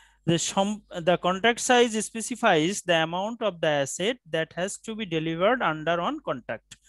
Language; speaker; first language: English; non-native, local second language; Bangla